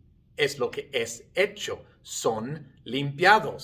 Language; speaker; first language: Spanish; non-native, fluent; English